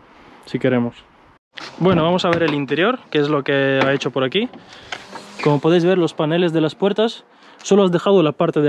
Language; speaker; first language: Spanish; native; Spanish